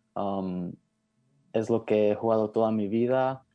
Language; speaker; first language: Spanish; early bilingual, heritage; Spanish